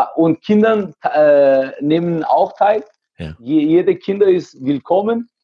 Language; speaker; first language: German; native; German